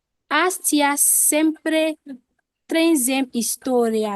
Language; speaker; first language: Portuguese; non-native, learner; English